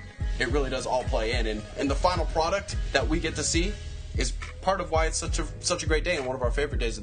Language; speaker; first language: English; native; English